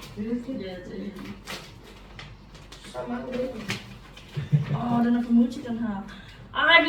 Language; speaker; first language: Danish; early bilingual, other home language; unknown